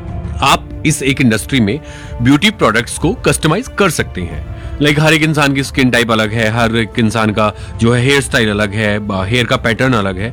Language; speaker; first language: Hindi; native; Hindi